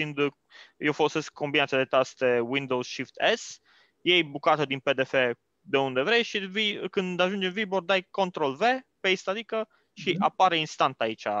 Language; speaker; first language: Romanian; native; Romanian